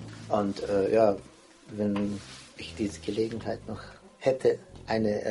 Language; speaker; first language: German; non-native, fluent; Croatian